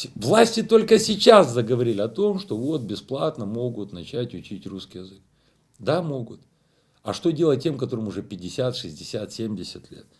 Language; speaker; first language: Russian; non-native, local second language; Romanian